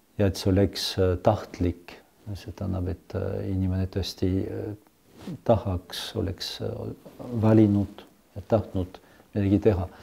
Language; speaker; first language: Estonian; non-native, fluent; French